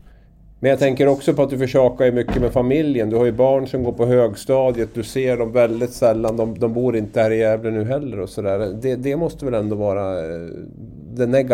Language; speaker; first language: Swedish; native; Swedish